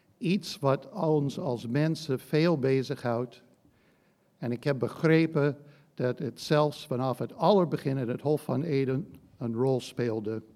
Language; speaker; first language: Dutch; non-native, fluent; English